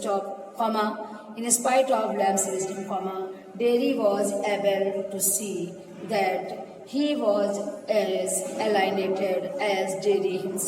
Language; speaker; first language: English; non-native, local second language; Hindi